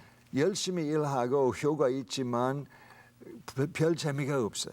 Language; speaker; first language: Korean; non-native, fluent; English